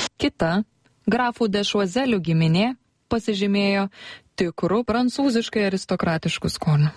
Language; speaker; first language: Lithuanian; native; Lithuanian